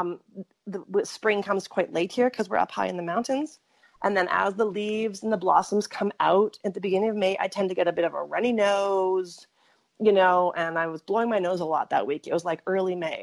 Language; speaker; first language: English; native; English